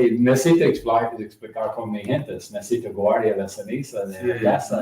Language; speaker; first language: Spanish; non-native, learner; English